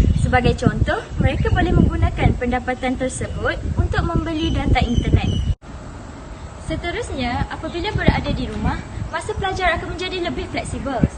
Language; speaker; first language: Malay; native; Malay